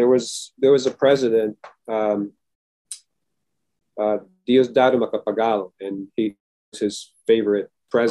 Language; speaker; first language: English; early bilingual, other home language; Filipino